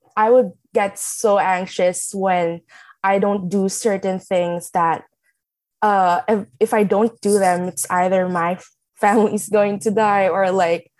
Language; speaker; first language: English; non-native, local second language; Filipino